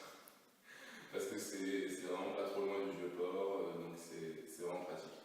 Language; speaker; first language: French; native; French